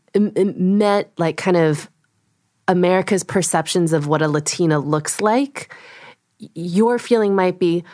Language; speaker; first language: English; early bilingual, other home language; Korean